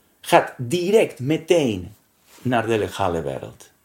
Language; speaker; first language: Dutch; non-native, learner; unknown